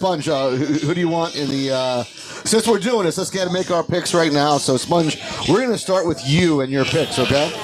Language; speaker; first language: English; native; English